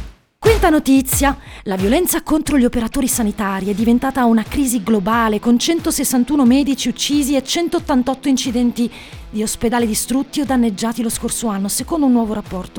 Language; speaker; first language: Italian; native; Italian